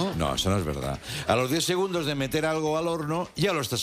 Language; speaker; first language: Spanish; native; Spanish